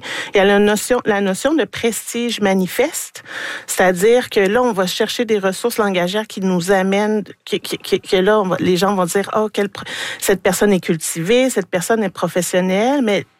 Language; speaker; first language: French; native; French